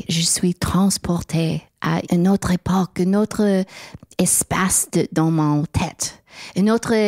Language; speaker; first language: French; non-native, learner; English